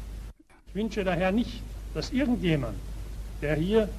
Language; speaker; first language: German; native; German